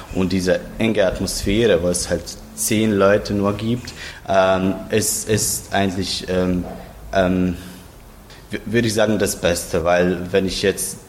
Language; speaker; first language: German; non-native, fluent; Croatian